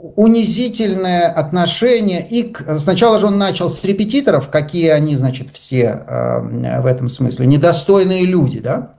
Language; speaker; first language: Russian; native; Russian